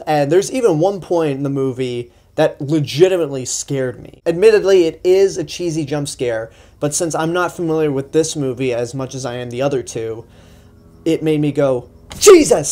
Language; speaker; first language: English; native; English